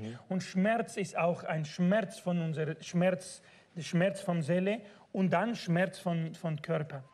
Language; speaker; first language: German; non-native, fluent; Spanish